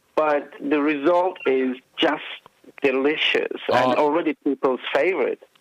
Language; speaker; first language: English; non-native, fluent; Turkish